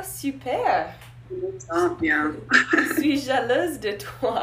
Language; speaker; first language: French; non-native, learner; English